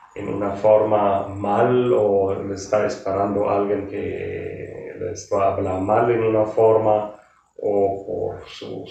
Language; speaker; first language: Spanish; non-native, fluent; German